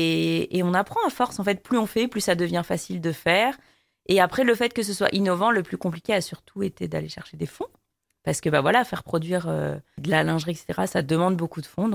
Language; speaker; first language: French; native; French